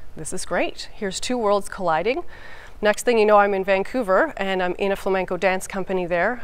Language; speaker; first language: English; native; English